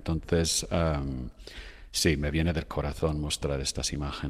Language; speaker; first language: Spanish; non-native, fluent; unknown